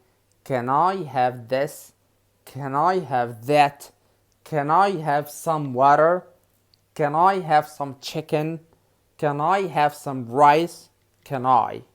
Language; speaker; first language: English; non-native, learner; Arabic